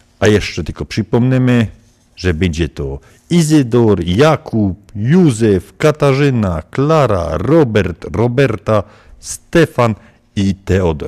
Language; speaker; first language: Polish; native; Polish